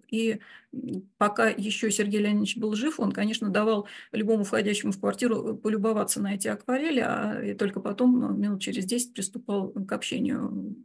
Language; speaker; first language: Russian; native; Russian